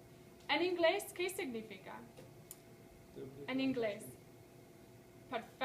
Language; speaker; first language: Spanish; non-native, fluent; English